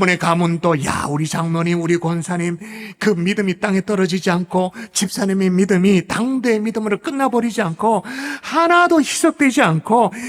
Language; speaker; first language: Korean; native; Korean